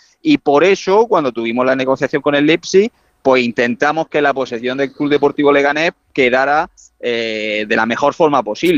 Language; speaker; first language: Spanish; native; Spanish